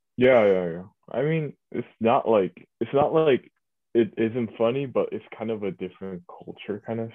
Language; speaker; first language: English; early bilingual, other home language; Korean